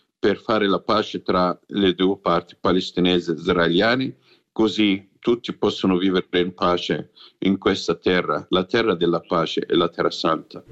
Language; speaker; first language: Italian; non-native, fluent; Arabic